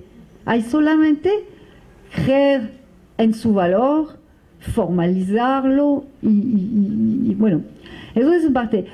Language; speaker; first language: Spanish; non-native, fluent; French